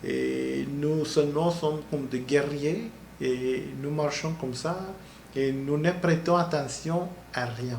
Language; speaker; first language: French; non-native, learner; Spanish